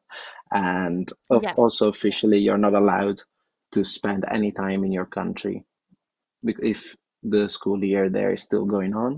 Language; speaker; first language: English; non-native, fluent; Italian